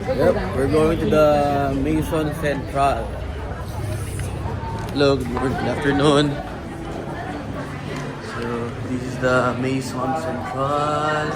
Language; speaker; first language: English; non-native, fluent; Filipino